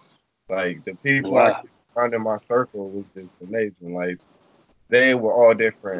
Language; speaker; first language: English; native; English